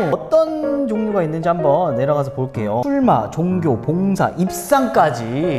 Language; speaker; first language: Korean; native; Korean